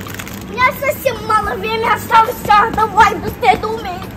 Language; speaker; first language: Russian; non-native, local second language; Kazakh